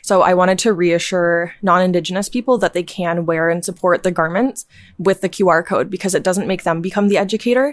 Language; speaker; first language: English; native; English